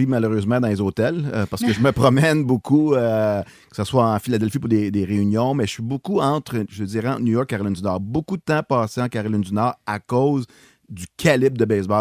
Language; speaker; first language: French; native; French